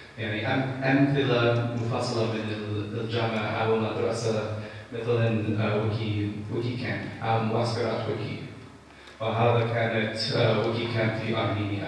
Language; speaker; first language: Arabic; non-native, fluent; English